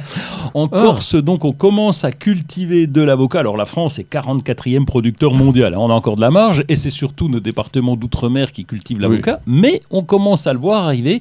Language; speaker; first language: French; native; French